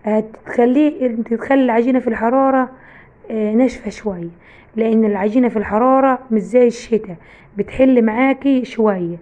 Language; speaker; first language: Arabic; native; Arabic